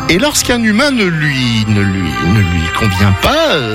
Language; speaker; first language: French; native; French